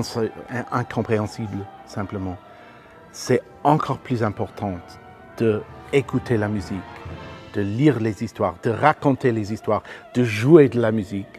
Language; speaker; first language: French; non-native, fluent; English